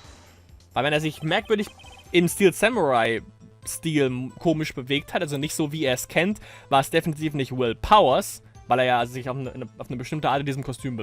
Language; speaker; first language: German; native; German